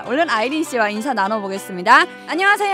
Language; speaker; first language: Korean; native; Korean